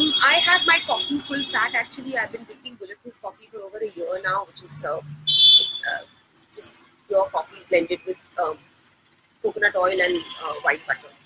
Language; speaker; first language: English; non-native, local second language; Hindi